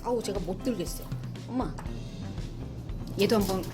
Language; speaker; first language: Korean; native; Korean